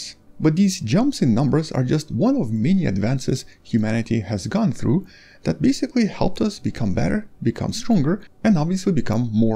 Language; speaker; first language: English; non-native, fluent; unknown